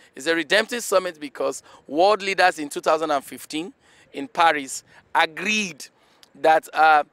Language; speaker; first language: English; non-native, local second language; Igbo